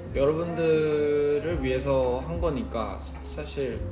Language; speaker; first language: Korean; early bilingual, heritage; Korean